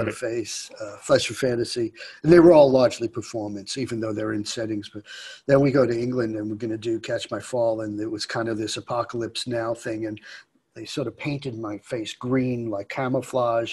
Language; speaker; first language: English; native; English